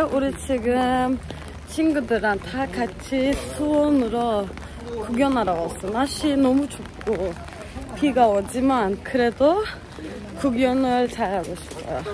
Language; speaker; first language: Korean; non-native, fluent; Turkish